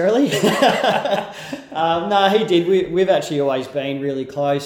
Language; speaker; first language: English; native; English